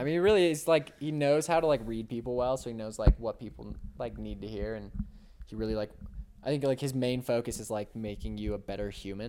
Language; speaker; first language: English; early bilingual, other home language; Spanish